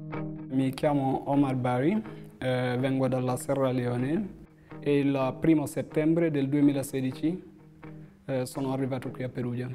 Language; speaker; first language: Italian; non-native, learner; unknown